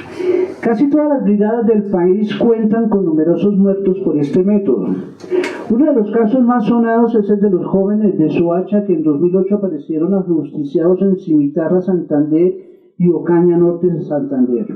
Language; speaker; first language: Spanish; native; Spanish